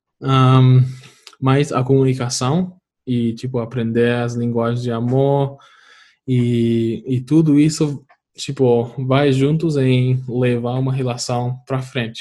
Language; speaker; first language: Portuguese; non-native, fluent; English